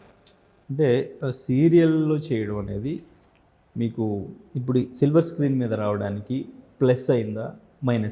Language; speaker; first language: Telugu; native; Telugu